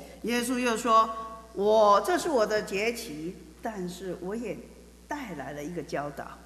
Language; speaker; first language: Chinese; native; Chinese